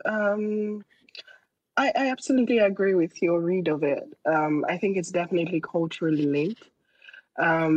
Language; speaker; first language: English; non-native, local second language; Yoruba